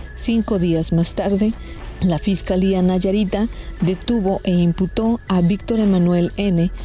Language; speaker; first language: Spanish; native; Spanish